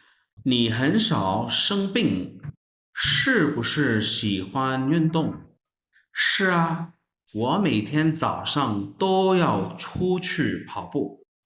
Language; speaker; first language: Chinese; non-native, fluent; Urdu